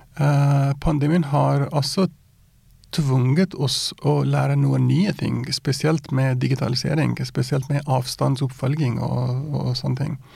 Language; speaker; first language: Norwegian; non-native, fluent; Persian